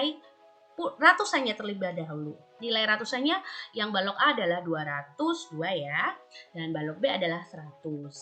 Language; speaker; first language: Indonesian; native; Indonesian